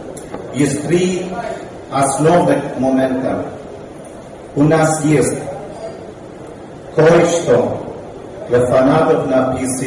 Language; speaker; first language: Russian; non-native, learner; English